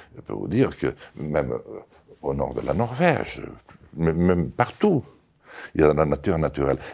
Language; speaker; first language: French; non-native, local second language; Occitan